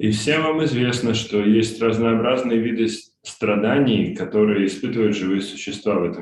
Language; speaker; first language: Russian; native; Russian